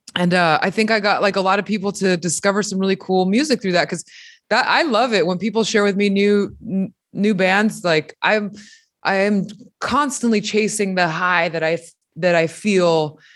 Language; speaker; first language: English; early bilingual, other home language; Spanish